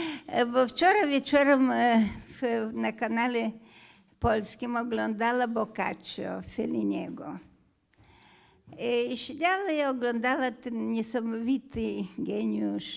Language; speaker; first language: Polish; non-native, fluent; Hungarian